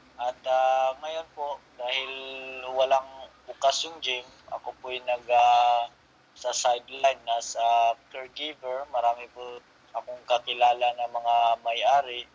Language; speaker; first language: Filipino; non-native, local second language; Cebuano